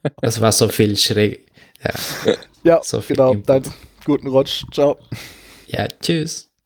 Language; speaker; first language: German; non-native, fluent; Spanish